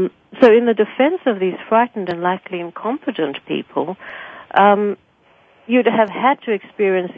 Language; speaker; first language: English; native; English